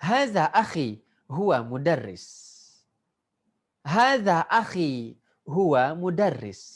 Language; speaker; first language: Arabic; non-native, fluent; Indonesian